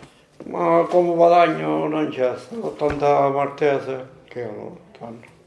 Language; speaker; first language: Italian; non-native, learner; Maltese